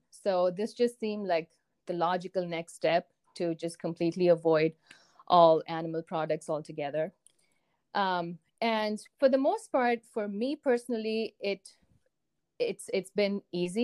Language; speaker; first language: English; non-native, local second language; Tamil